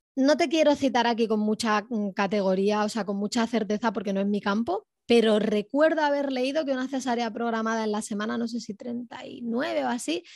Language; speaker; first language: Spanish; native; Spanish